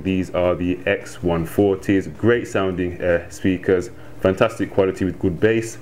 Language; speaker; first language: English; native; English